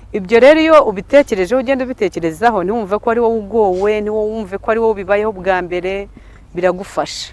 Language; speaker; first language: Kinyarwanda; early bilingual, heritage; Kinyarwanda